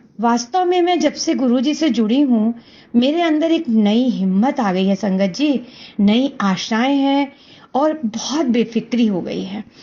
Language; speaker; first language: Hindi; native; Hindi